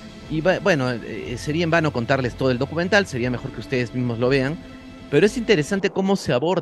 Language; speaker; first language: Spanish; native; Spanish